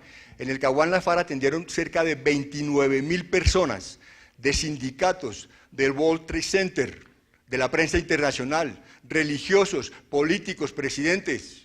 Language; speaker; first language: Spanish; native; Spanish